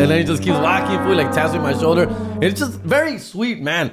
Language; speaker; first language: English; early bilingual, other home language; Spanish